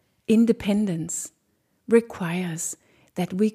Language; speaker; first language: English; non-native, fluent; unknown